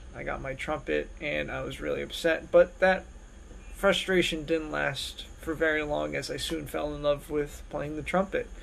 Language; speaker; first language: English; native; English